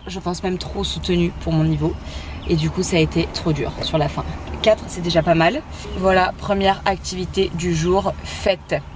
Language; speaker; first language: French; native; French